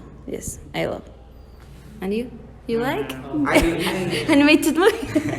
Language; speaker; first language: English; non-native, learner; Spanish